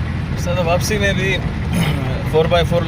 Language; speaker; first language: Hindi; non-native, local second language; Sindhi